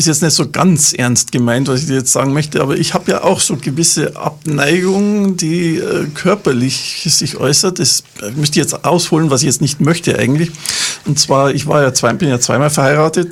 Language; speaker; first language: German; native; German